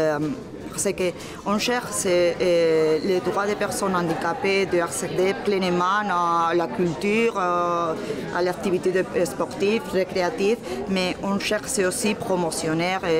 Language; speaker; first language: French; non-native, learner; Spanish